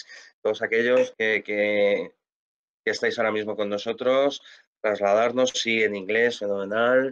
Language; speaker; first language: Spanish; native; Spanish